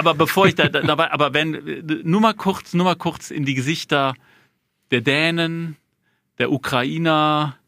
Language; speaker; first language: German; native; German